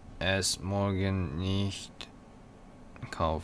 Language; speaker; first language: German; non-native, learner; English